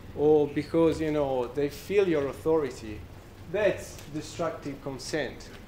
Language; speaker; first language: English; non-native, fluent; Italian